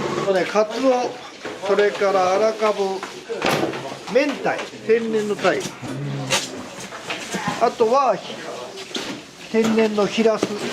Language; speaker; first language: Japanese; native; Japanese